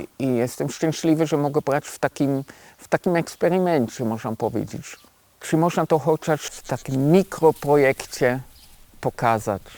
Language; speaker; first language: Polish; non-native, fluent; German